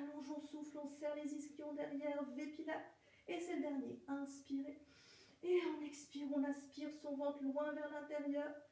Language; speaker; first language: French; native; French